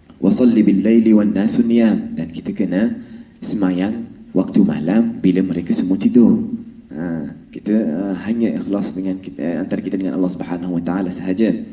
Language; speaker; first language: Malay; non-native, fluent; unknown